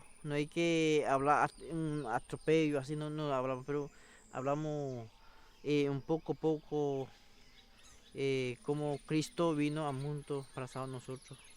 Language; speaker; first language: Spanish; non-native, local second language; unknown